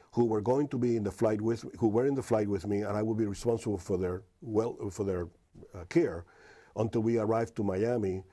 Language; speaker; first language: English; non-native, fluent; Spanish